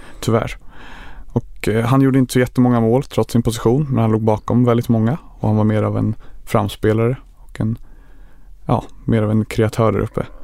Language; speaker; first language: Swedish; native; Swedish